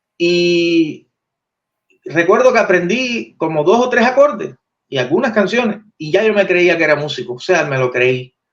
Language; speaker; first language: Spanish; native; Spanish